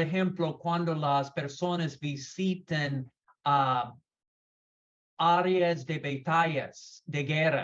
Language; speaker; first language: Spanish; non-native, learner; English